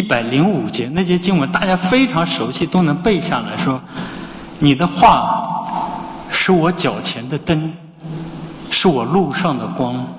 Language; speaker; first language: Chinese; native; Chinese